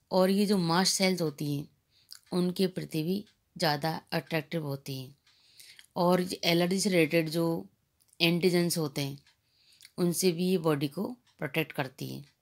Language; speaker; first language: Hindi; native; Hindi